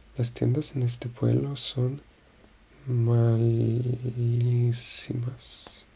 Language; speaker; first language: Spanish; non-native, learner; French